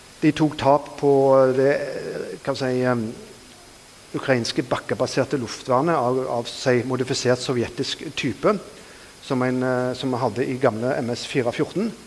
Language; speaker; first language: Norwegian; native; Norwegian